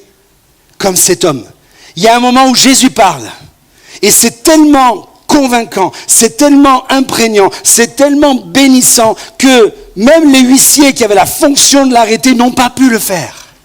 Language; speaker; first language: French; native; French